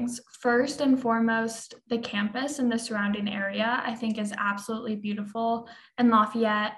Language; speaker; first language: English; native; English